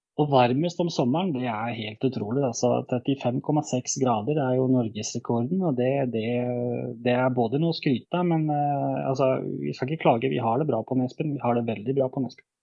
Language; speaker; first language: Norwegian; early bilingual, other home language; Bosnian